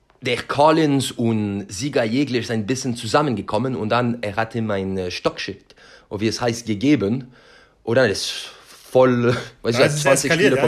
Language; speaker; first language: German; non-native, learner; French